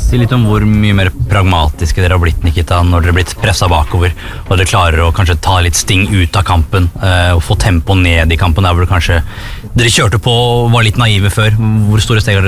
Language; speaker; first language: Norwegian; native; Norwegian